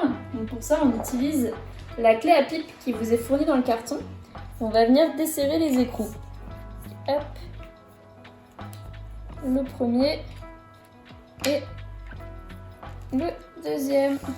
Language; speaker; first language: French; native; French